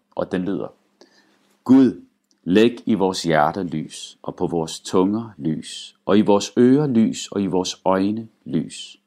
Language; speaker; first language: Danish; early bilingual, other home language; Arabic